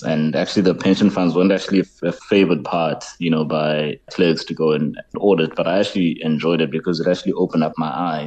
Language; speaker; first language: English; non-native, local second language; Xhosa